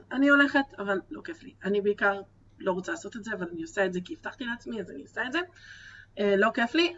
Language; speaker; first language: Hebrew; native; Hebrew